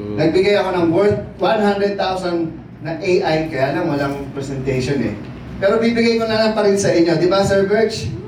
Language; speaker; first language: Filipino; native; Filipino